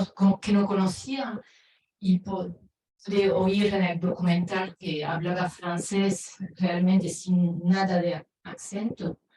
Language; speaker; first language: Spanish; non-native, fluent; French